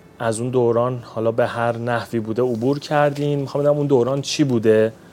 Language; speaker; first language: Persian; native; Persian